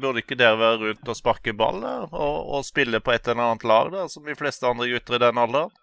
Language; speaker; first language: Norwegian; native; Norwegian